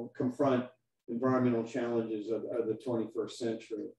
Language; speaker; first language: English; native; English